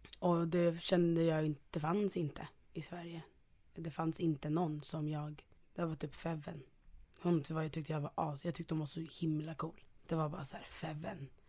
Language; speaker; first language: Swedish; early bilingual, other home language; Ganda